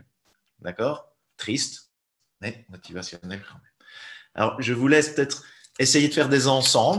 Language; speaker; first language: French; native; French